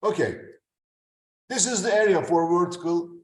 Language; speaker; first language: English; non-native, fluent; Turkish